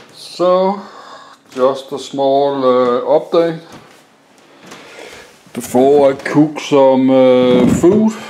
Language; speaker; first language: English; non-native, learner; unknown